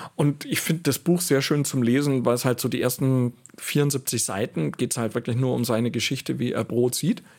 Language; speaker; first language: German; native; German